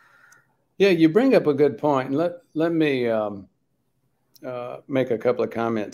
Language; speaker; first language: English; native; English